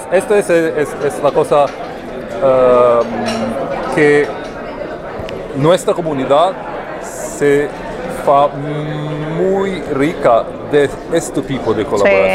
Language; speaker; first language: Spanish; non-native, learner; Italian